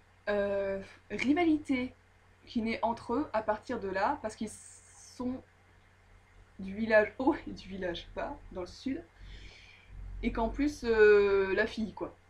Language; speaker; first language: French; native; French